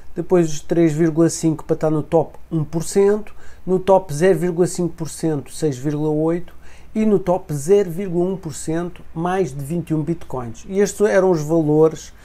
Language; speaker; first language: Portuguese; native; Portuguese